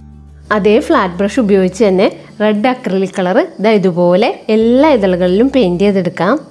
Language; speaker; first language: Malayalam; native; Malayalam